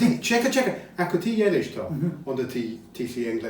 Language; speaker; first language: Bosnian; non-native, learner; English